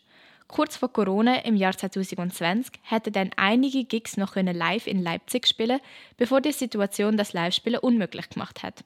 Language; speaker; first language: German; native; German